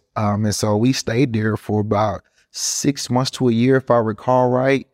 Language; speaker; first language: English; early bilingual, other home language; Spanish